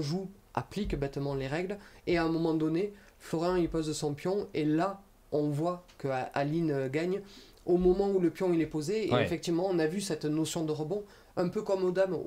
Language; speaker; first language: French; native; French